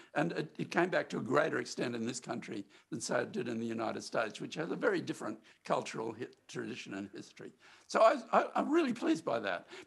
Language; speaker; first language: English; native; English